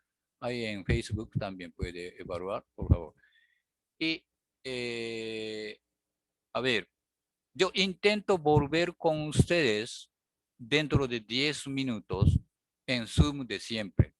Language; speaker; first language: Spanish; non-native, learner; Japanese